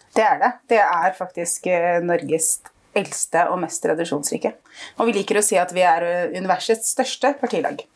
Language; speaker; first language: Norwegian; early bilingual, other home language; Arabic